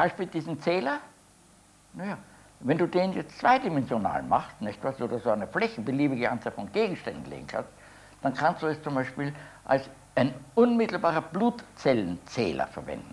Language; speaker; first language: German; native; German